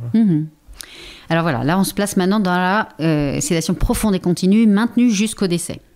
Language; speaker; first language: French; native; French